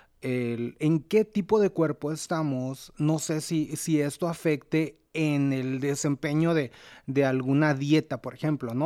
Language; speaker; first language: Spanish; native; Spanish